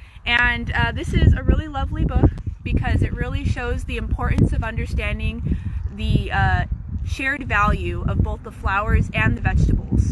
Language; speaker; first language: English; native; English